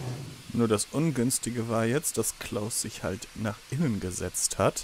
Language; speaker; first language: German; native; German